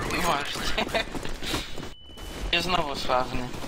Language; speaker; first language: Polish; native; Polish